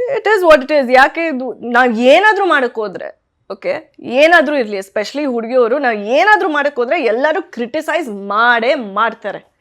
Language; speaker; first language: Kannada; early bilingual, heritage; Kannada